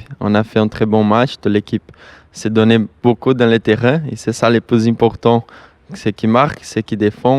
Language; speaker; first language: French; non-native, learner; Portuguese